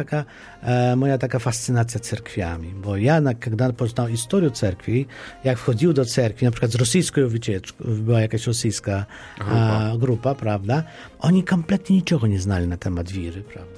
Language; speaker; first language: Polish; non-native, fluent; Ukrainian